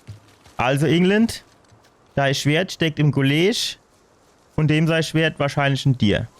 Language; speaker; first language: German; native; German